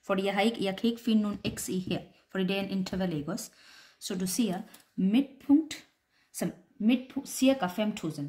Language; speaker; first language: Danish; non-native, fluent; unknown